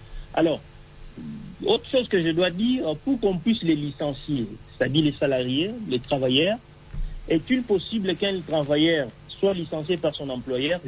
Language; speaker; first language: French; non-native, local second language; Swahili